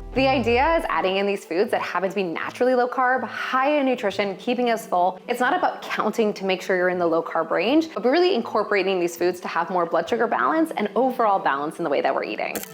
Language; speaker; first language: English; native; English